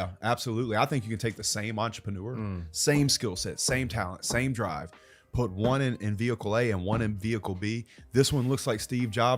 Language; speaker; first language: English; native; English